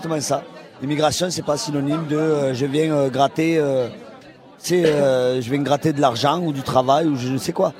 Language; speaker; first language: French; native; French